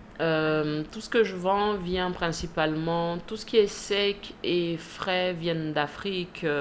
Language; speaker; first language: French; early bilingual, other home language; Mandingo